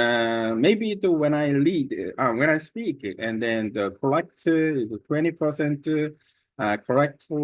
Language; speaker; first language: English; non-native, learner; Korean